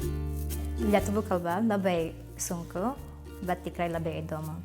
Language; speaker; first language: Lithuanian; non-native, learner; Cebuano